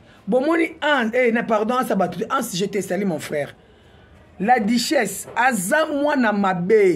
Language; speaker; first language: French; non-native, local second language; Lingala